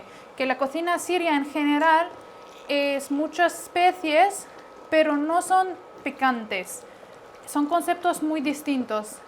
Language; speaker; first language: Spanish; non-native, fluent; Arabic